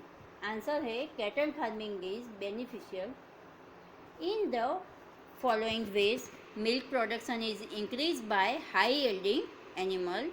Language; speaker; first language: English; non-native, local second language; Hindi